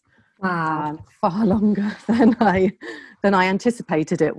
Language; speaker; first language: English; native; English